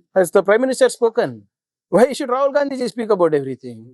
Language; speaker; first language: English; non-native, local second language; Kannada